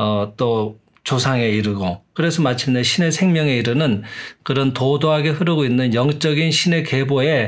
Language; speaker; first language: Korean; native; Korean